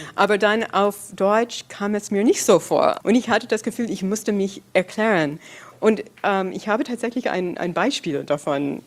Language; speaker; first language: German; non-native, fluent; English